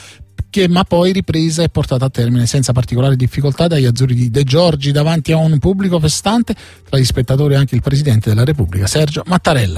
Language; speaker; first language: Italian; native; Italian